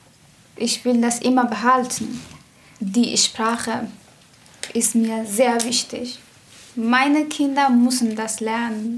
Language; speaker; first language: German; non-native, learner; Persian